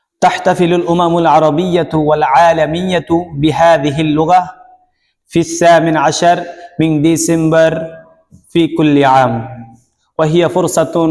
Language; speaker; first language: Arabic; non-native, learner; Bangla